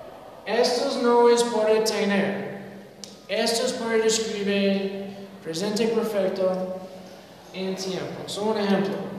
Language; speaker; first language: Spanish; non-native, learner; English